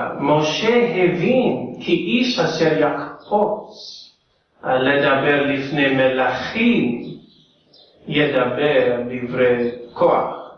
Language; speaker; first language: Hebrew; non-native, learner; English